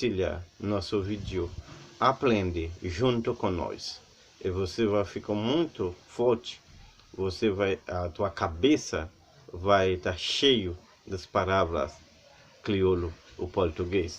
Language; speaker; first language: Portuguese; non-native, learner; Haitian Creole